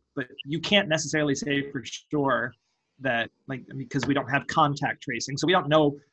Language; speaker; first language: English; native; English